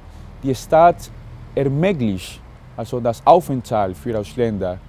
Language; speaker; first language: German; non-native, fluent; Spanish